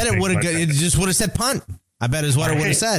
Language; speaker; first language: English; native; English